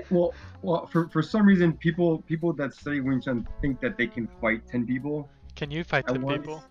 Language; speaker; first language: English; native; English